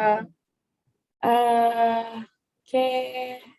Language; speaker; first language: Spanish; non-native, learner; English